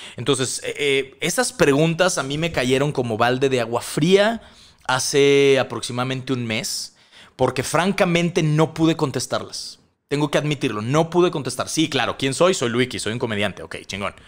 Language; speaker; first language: Spanish; native; Spanish